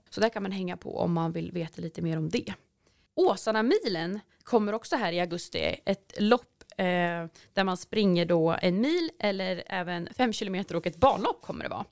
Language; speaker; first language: Swedish; native; Swedish